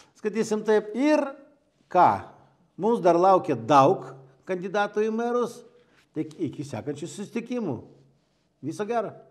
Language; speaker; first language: Lithuanian; native; Lithuanian